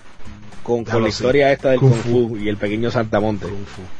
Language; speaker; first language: Spanish; native; Spanish